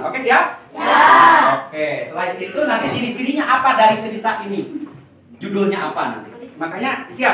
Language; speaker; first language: Indonesian; native; Indonesian